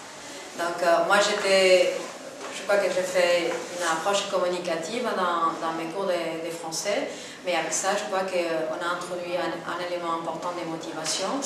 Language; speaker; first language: French; non-native, fluent; Spanish